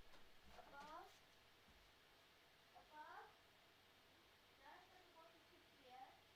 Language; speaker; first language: Swedish; early bilingual, other home language; Turkish